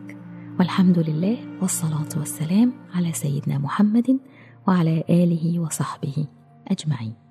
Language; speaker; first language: Arabic; native; Arabic